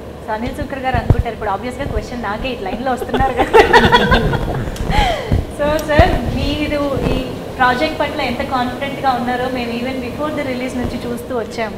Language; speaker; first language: Telugu; native; Telugu